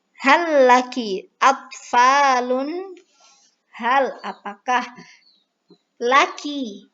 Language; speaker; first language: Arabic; non-native, fluent; Indonesian